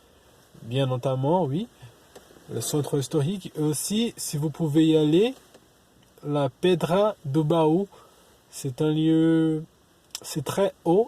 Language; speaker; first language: French; non-native, learner; Portuguese